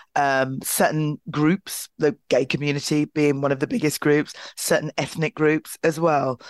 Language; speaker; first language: English; native; English